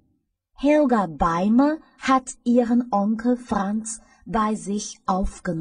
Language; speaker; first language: German; non-native, fluent; Chinese